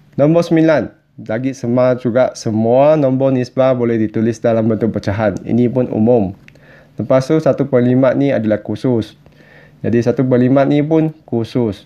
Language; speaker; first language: Malay; non-native, local second language; Chinese